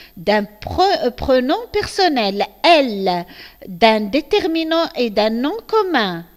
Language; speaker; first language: French; non-native, local second language; Arabic